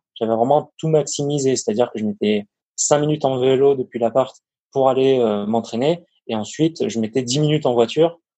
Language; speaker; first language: French; native; French